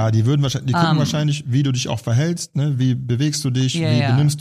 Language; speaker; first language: German; native; German